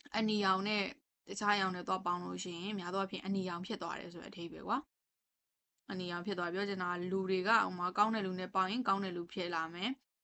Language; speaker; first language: Burmese; native; Burmese